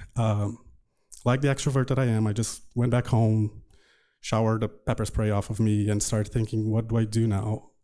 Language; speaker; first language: English; non-native, fluent; Portuguese